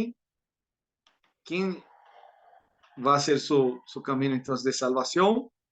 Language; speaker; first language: Portuguese; non-native, learner; Spanish